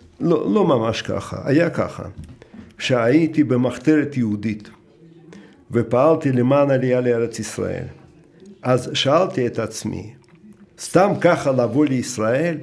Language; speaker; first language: Hebrew; non-native, fluent; Russian